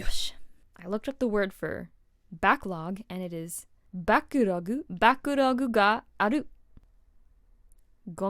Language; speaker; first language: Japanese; non-native, learner; English